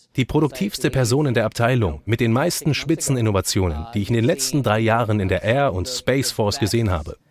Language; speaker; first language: German; non-native, fluent; French